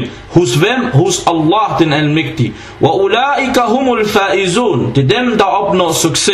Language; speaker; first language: Danish; early bilingual, other home language; Arabic